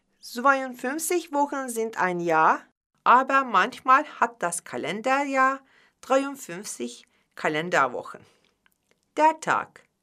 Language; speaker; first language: German; non-native, fluent; Turkish